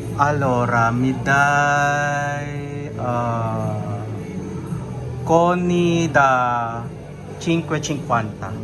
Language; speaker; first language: Italian; non-native, learner; Filipino